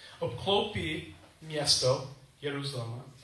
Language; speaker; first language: Czech; non-native, learner; English